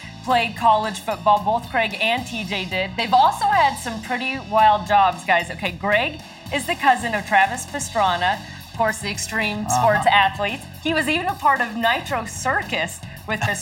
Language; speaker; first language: English; native; English